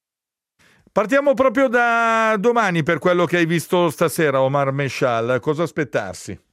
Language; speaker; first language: Italian; native; Italian